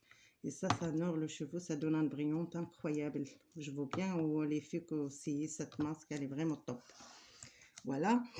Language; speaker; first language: French; non-native, learner; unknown